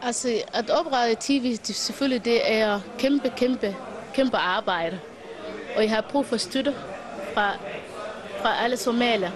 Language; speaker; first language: Danish; non-native, learner; Somali